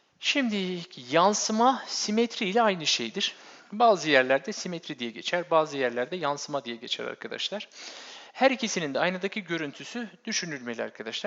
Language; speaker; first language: Turkish; native; Turkish